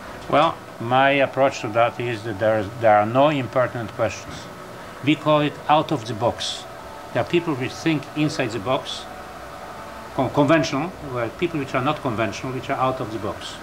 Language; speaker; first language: English; non-native, fluent; Polish